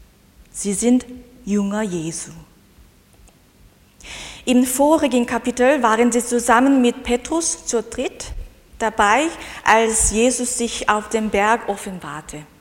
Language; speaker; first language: German; non-native, fluent; Korean